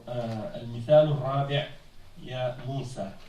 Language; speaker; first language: Arabic; non-native, fluent; French